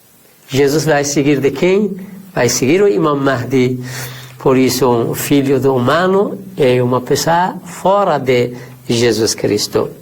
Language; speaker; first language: Portuguese; non-native, fluent; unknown